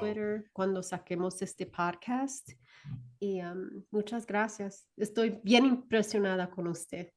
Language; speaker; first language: Spanish; early bilingual, heritage; Spanish